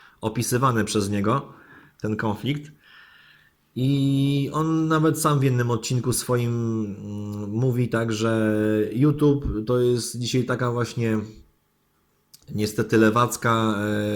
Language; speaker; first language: Polish; native; Polish